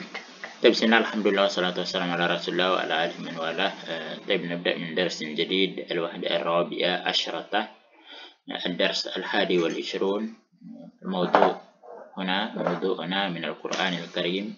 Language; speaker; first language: Arabic; non-native, fluent; Indonesian